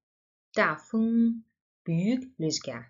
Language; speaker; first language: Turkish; non-native, learner; Chinese